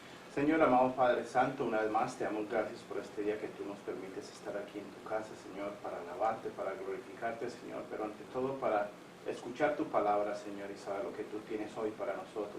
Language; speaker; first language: Spanish; native; Spanish